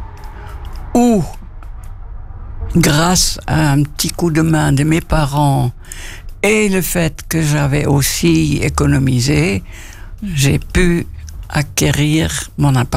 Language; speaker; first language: French; non-native, fluent; Dutch